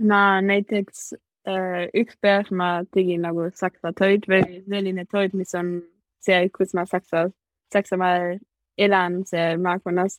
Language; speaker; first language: Estonian; non-native, learner; German